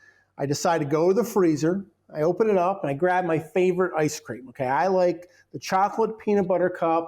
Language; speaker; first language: English; native; English